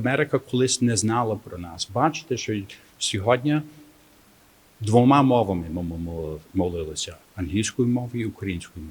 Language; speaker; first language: Ukrainian; early bilingual, heritage; Ukrainian